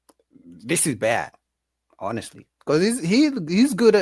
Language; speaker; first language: English; native; English